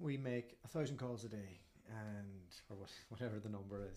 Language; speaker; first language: English; native; English